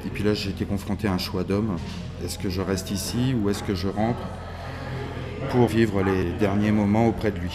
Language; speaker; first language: French; native; French